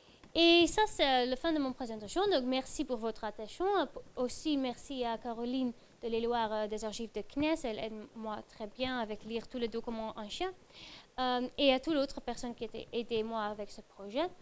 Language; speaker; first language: French; non-native, fluent; Dutch